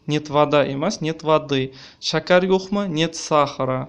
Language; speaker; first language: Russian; non-native, fluent; Uzbek